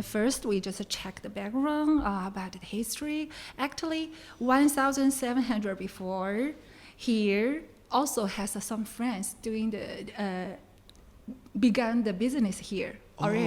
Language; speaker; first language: English; non-native, learner; Chinese